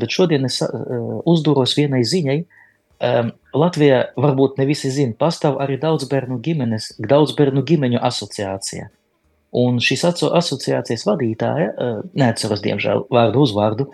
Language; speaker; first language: Latvian; native; Latvian